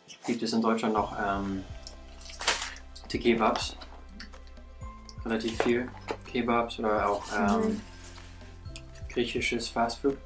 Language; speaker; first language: German; native; German